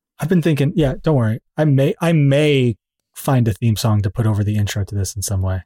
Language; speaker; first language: English; native; English